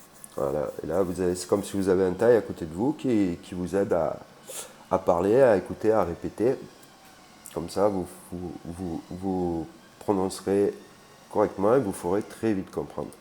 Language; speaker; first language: French; native; French